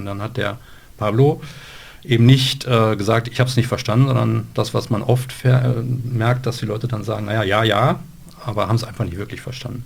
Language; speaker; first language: German; native; German